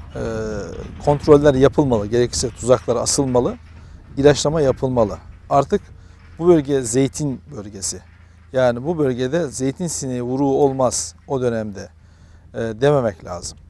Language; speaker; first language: Turkish; native; Turkish